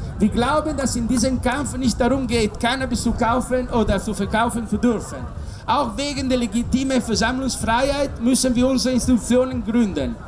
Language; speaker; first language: German; non-native, learner; Italian